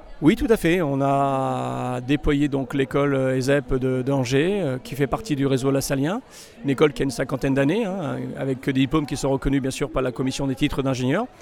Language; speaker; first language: French; native; French